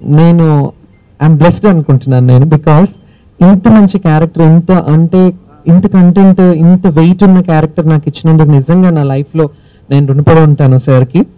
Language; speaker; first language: Telugu; native; Telugu